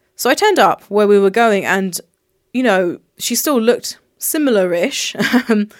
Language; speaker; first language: English; native; English